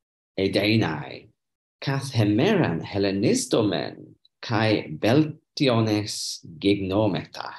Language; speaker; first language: Greek; non-native, learner; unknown